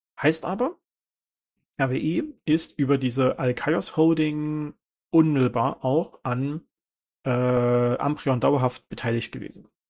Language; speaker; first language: German; native; German